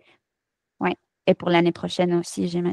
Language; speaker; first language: French; non-native, fluent; English